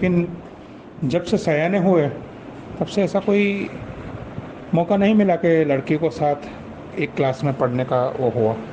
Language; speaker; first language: Hindi; non-native, local second language; Gujarati